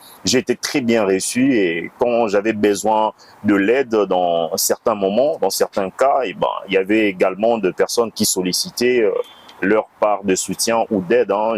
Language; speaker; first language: French; non-native, local second language; Lingala